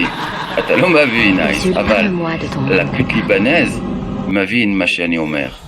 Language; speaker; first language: Hebrew; non-native, learner; French